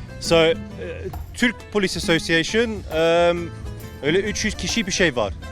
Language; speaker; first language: Turkish; early bilingual, heritage; Turkish